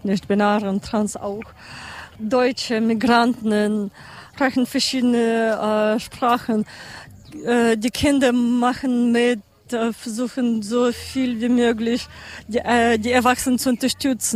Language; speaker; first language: German; non-native, learner; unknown